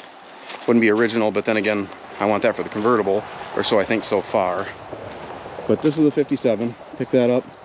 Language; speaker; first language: English; native; English